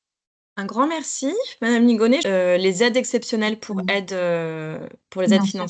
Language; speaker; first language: French; native; French